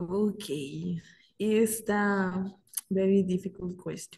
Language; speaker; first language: English; non-native, learner; Spanish